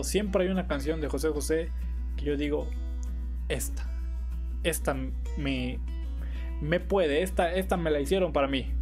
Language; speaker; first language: Spanish; native; Spanish